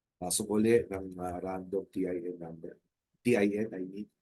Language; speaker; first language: English; non-native, local second language; Filipino